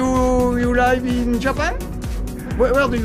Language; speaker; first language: English; non-native, learner; French